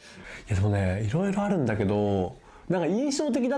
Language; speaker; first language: Japanese; native; Japanese